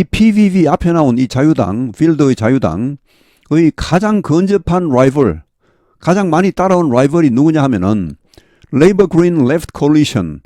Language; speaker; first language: Korean; native; Korean